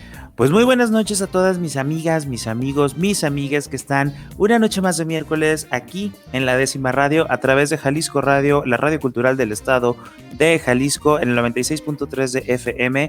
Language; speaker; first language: Spanish; native; Spanish